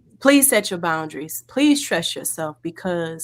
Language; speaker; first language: English; native; English